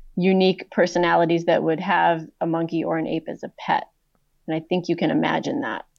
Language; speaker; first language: English; native; English